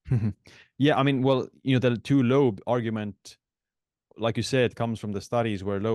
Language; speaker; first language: English; non-native, fluent; Estonian